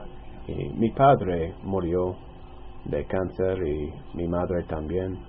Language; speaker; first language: Spanish; non-native, fluent; English